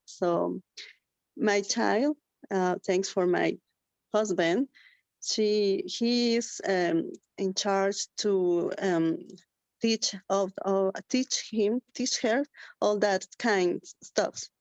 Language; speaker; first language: English; non-native, learner; Spanish